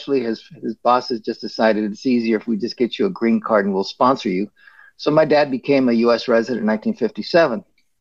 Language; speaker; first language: English; early bilingual, other home language; Spanish